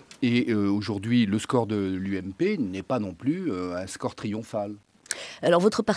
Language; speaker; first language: French; native; French